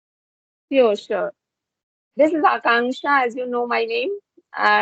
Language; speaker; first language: English; non-native, local second language; Hindi